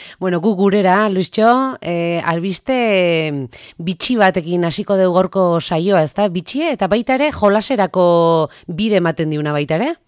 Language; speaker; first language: Basque; native; Basque